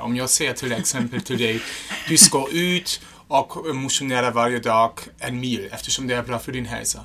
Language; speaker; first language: Swedish; non-native, fluent; German